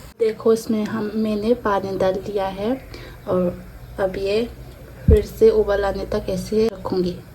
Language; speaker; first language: Hindi; non-native, local second language; Kok Borok